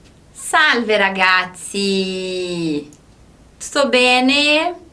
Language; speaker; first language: Italian; non-native, fluent; Portuguese